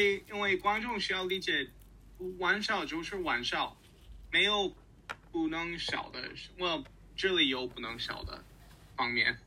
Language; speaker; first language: Chinese; non-native, fluent; English